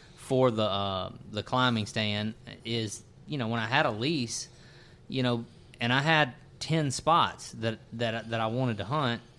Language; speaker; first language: English; native; English